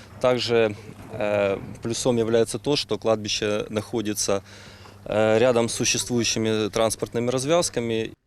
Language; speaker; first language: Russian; native; Russian